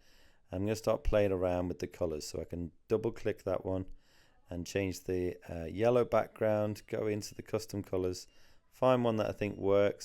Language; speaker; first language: English; native; English